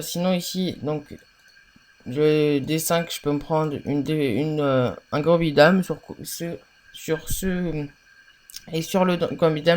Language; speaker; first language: French; native; French